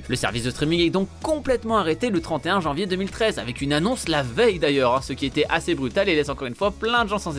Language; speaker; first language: French; native; French